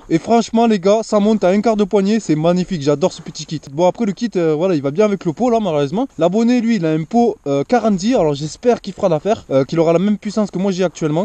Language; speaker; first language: French; native; French